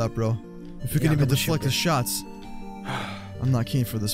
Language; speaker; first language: English; native; English